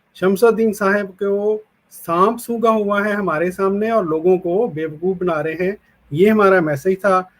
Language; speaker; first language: Urdu; non-native, local second language; Punjabi